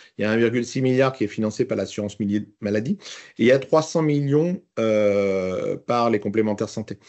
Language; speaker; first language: French; native; French